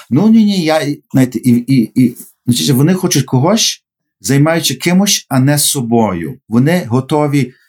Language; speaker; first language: Ukrainian; early bilingual, heritage; Ukrainian